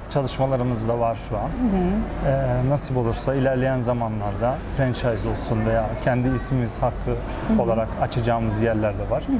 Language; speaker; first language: Turkish; early bilingual, heritage; Turkish